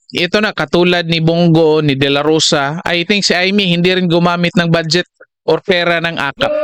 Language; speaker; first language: Filipino; non-native, local second language; Cebuano